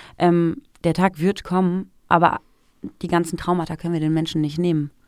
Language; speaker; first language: German; early bilingual, other home language; Persian